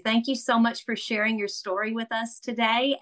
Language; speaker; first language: English; native; English